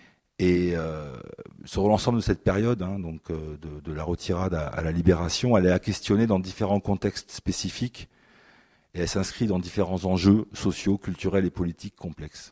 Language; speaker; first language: French; native; French